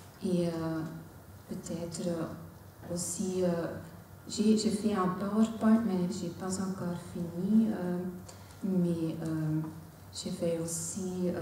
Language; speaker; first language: French; non-native, local second language; Dutch